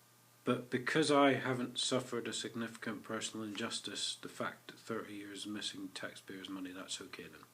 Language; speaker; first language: English; native; English